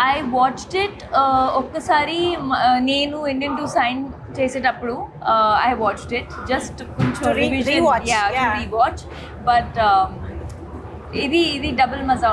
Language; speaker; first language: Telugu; non-native, local second language; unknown